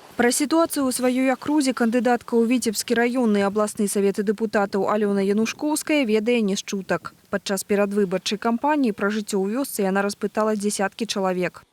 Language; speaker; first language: Belarusian; non-native, local second language; Russian